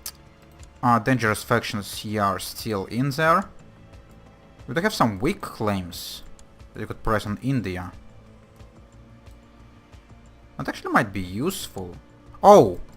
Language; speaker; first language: English; non-native, fluent; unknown